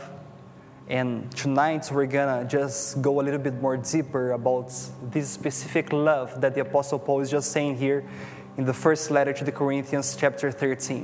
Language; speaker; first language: English; non-native, fluent; Portuguese